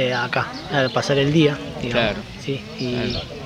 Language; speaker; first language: Spanish; native; Spanish